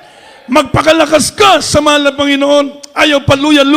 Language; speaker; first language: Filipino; non-native, local second language; Cebuano